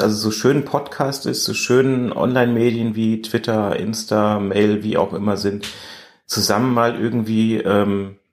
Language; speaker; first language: German; native; German